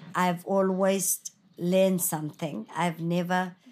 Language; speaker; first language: English; non-native, fluent; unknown